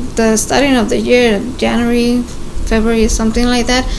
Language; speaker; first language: English; non-native, learner; Spanish